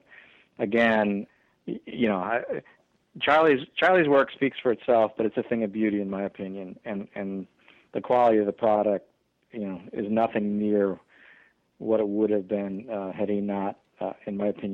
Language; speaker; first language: English; native; English